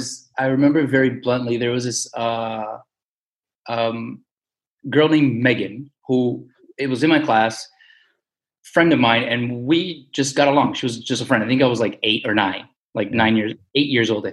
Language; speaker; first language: English; early bilingual, other home language; Portuguese